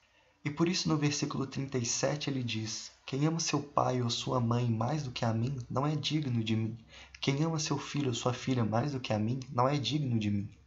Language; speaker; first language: Portuguese; native; Portuguese